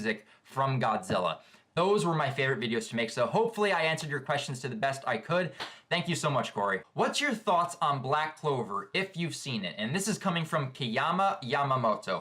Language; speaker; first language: English; native; English